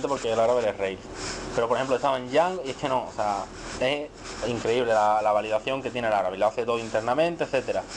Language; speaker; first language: Spanish; native; Spanish